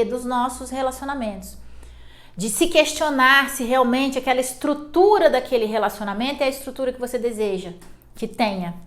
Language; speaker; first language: Portuguese; native; Portuguese